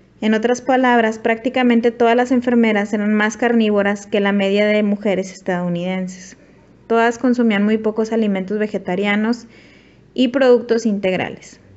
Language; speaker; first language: Spanish; native; Spanish